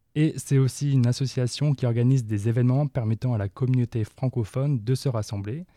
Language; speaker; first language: French; native; French